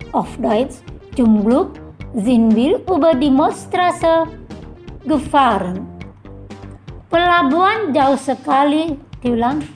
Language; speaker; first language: German; non-native, learner; Indonesian